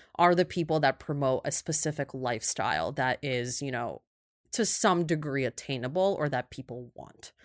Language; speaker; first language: English; early bilingual, other home language; Russian